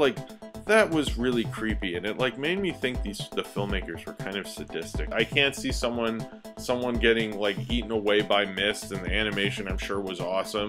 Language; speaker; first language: English; native; English